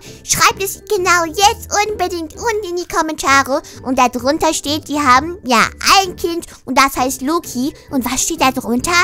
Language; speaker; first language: German; native; German